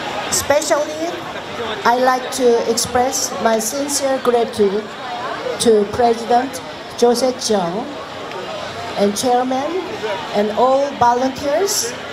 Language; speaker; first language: English; non-native, fluent; Korean